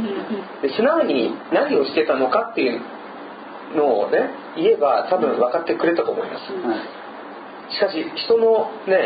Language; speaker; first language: Japanese; non-native, fluent; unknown